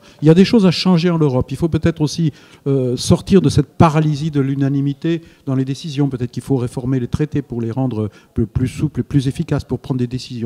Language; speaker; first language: French; native; French